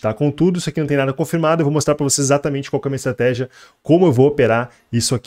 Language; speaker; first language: Portuguese; native; Portuguese